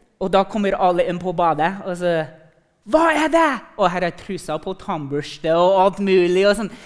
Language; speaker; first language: Norwegian; non-native, fluent; English